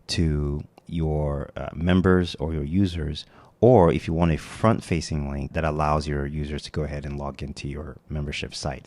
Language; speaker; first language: English; native; English